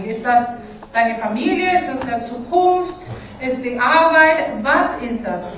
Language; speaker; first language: German; non-native, fluent; Spanish